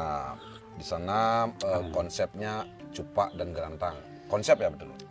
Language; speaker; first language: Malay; non-native, local second language; Balinese